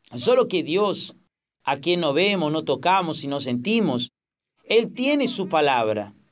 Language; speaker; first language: Spanish; non-native, fluent; Portuguese